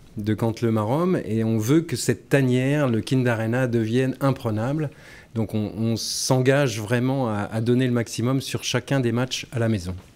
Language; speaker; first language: French; native; French